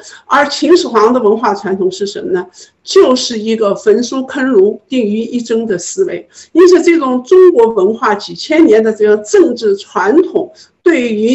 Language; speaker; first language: Chinese; native; Chinese